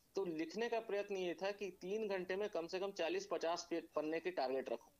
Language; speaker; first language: Hindi; native; Hindi